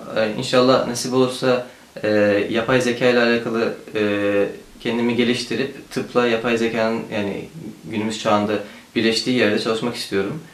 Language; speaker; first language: Turkish; early bilingual, heritage; Turkish